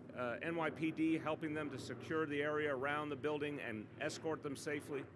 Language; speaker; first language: English; native; English